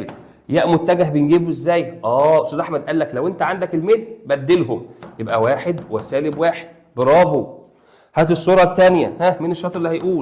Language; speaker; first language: Arabic; native; Arabic